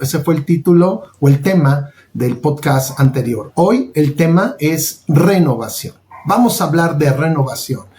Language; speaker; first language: Spanish; native; Spanish